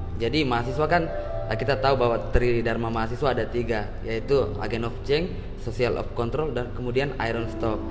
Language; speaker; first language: Indonesian; native; Indonesian